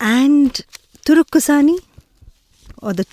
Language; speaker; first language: English; non-native, local second language; Telugu